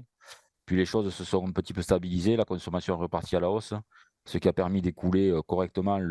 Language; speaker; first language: French; native; French